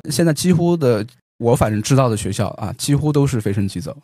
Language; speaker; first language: Chinese; native; Chinese